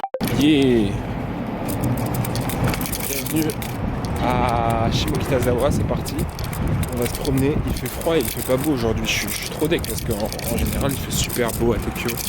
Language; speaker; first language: French; native; French